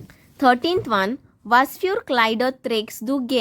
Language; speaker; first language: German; non-native, learner; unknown